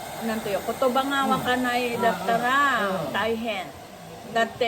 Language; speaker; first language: Japanese; non-native, learner; Filipino